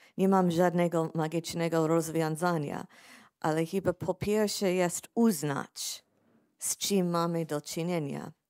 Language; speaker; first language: Polish; non-native, fluent; English